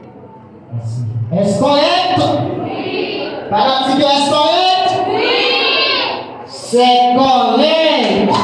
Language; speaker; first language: French; non-native, local second language; Haitian Creole